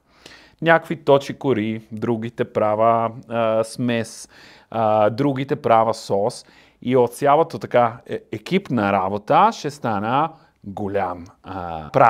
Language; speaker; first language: Bulgarian; non-native, learner; Italian